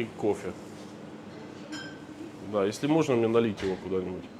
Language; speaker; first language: Russian; native; Russian